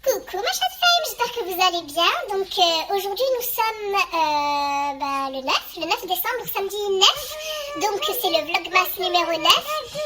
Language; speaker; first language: French; native; French